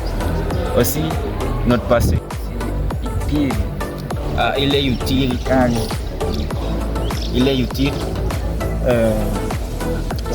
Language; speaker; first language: French; non-native, learner; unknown